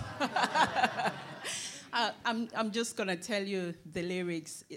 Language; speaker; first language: English; non-native, local second language; Shona